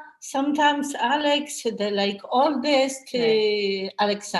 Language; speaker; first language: English; non-native, learner; Polish